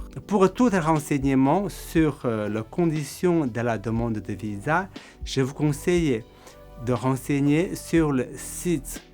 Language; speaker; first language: French; non-native, fluent; Korean